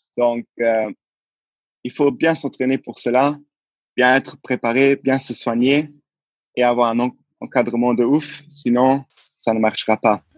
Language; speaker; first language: French; non-native, local second language; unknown